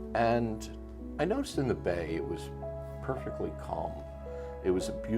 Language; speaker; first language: English; native; English